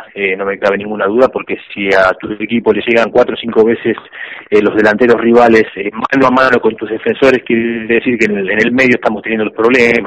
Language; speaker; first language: Spanish; native; Spanish